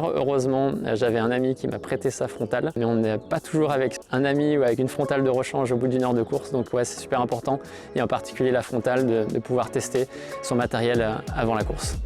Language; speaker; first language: French; native; French